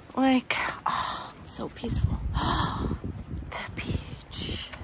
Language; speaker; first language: English; native; English